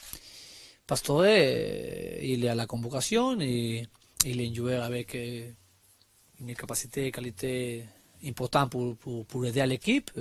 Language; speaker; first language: French; non-native, learner; Spanish